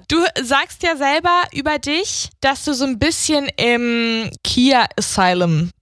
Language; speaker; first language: German; native; German